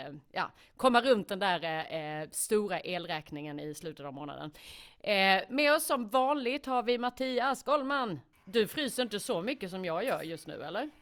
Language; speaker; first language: Swedish; native; Swedish